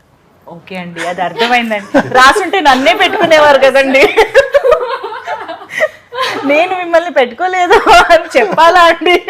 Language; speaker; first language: Telugu; native; Telugu